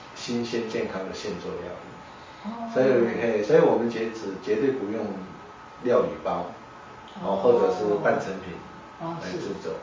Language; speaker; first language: Chinese; native; Chinese